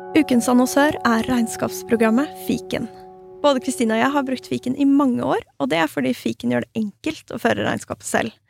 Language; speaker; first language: Norwegian; native; Norwegian